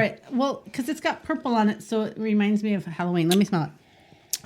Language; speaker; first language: English; native; English